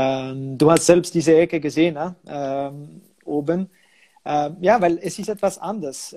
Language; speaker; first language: German; non-native, local second language; French